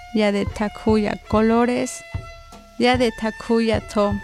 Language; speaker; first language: Spanish; non-native, local second language; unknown